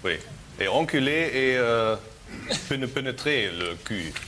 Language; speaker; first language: French; non-native, learner; German